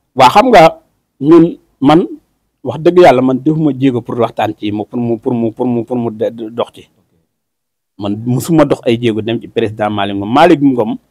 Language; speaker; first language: Wolof; native; Wolof